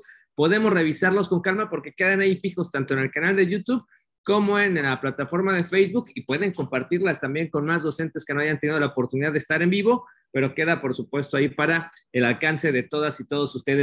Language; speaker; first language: Spanish; native; Spanish